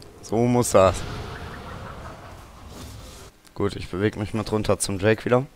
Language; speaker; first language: German; native; German